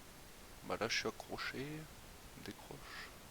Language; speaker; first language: French; native; French